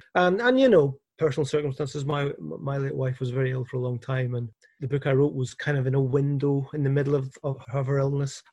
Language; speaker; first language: English; native; English